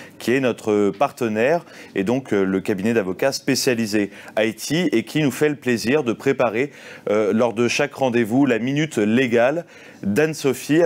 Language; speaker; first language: French; native; French